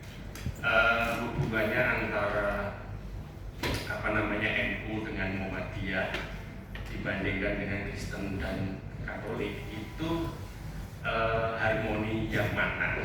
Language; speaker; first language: Indonesian; native; Indonesian